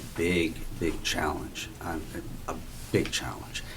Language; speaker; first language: English; native; English